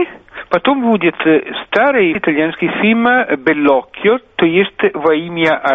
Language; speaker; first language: Russian; non-native, fluent; Italian